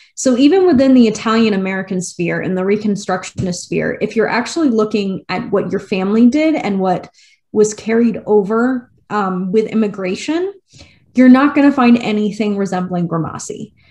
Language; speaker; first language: English; native; English